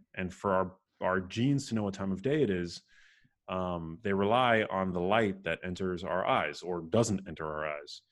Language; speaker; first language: English; native; English